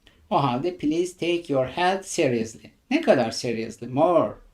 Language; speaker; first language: English; non-native, fluent; Turkish